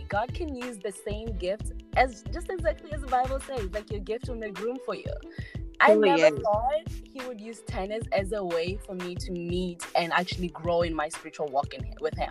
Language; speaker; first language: English; non-native, local second language; Tswana